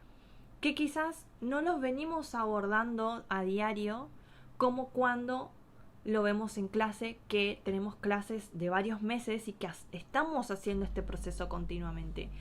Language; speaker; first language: Spanish; native; Spanish